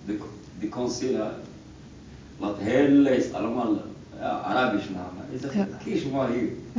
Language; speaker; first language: Dutch; non-native, learner; Arabic